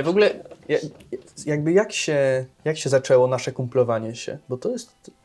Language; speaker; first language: Polish; native; Polish